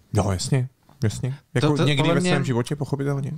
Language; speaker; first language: Czech; native; Czech